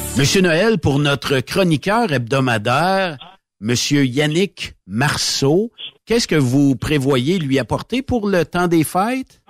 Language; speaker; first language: French; native; French